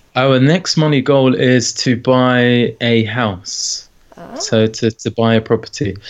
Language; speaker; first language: English; native; English